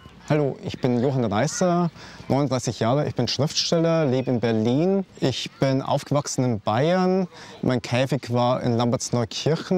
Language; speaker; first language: German; native; German